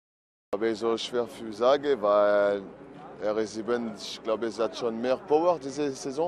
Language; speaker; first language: German; non-native, learner; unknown